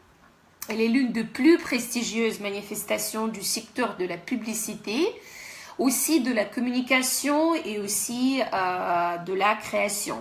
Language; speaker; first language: French; non-native, fluent; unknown